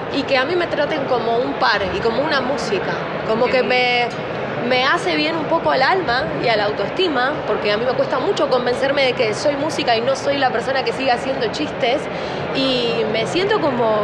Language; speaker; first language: Spanish; native; Spanish